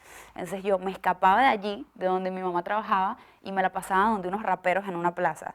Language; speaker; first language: Spanish; native; Spanish